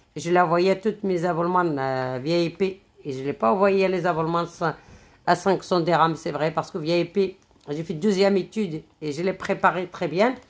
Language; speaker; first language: French; non-native, local second language; Arabic